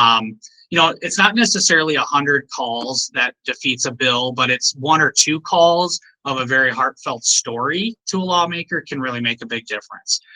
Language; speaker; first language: English; native; English